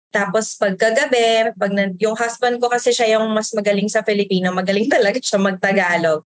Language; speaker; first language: Filipino; early bilingual, other home language; Waray